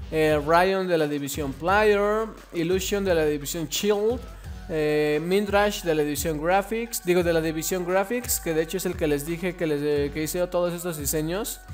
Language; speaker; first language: Spanish; native; Spanish